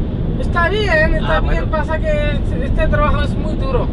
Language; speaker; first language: Spanish; non-native, learner; Urdu